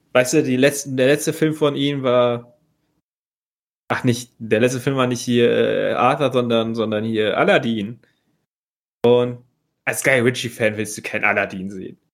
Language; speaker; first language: German; native; German